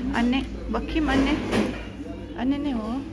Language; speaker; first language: Turkish; non-native, learner; Indonesian